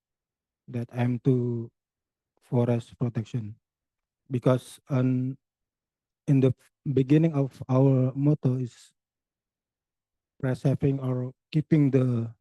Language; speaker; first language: English; non-native, learner; Indonesian